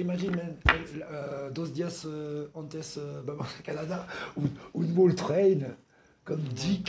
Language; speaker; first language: Spanish; non-native, learner; French